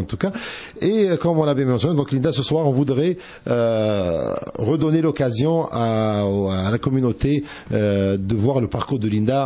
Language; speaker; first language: French; non-native, local second language; Arabic